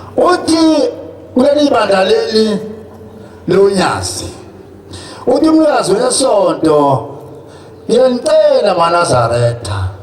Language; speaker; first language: Zulu; native; Zulu